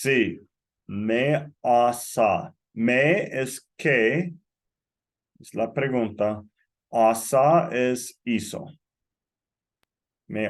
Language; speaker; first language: Spanish; non-native, fluent; English